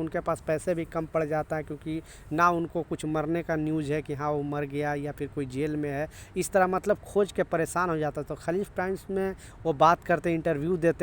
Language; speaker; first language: Hindi; native; Hindi